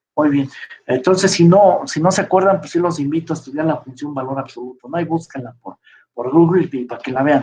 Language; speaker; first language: Spanish; native; Spanish